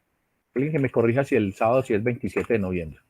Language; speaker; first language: Spanish; native; Spanish